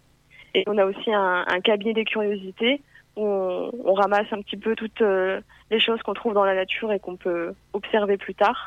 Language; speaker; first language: French; native; French